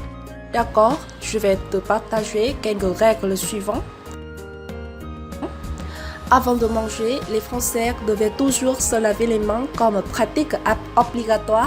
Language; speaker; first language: French; non-native, learner; Vietnamese